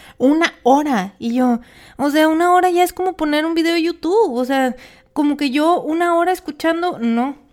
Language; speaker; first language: Spanish; native; Spanish